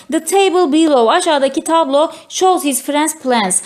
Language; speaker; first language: English; non-native, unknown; Turkish